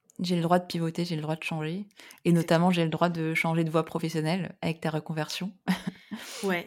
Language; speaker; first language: French; native; French